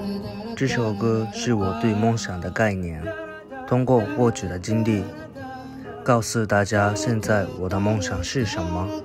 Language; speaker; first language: Chinese; non-native, fluent; Japanese